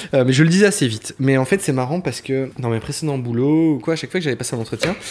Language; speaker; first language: French; native; French